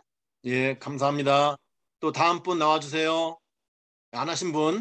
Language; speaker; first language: Korean; native; Korean